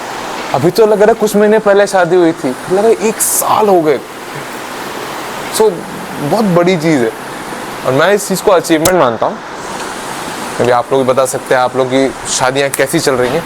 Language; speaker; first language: Hindi; native; Hindi